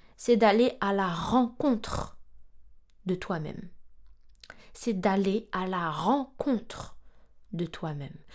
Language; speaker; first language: French; non-native, local second language; Malagasy